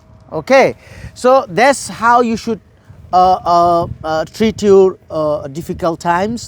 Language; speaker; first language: English; non-native, local second language; Bangla